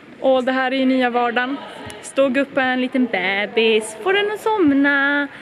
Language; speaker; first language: Swedish; native; Swedish